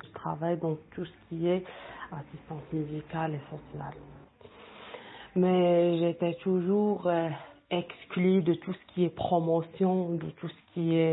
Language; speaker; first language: French; non-native, local second language; Arabic